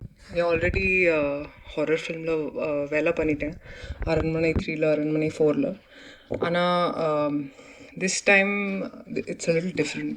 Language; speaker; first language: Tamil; non-native, learner; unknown